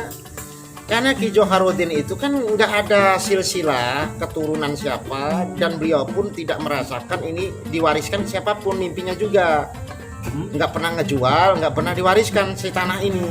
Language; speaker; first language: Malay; non-native, local second language; Javanese